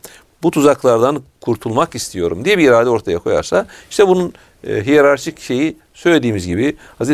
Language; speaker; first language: Turkish; native; Turkish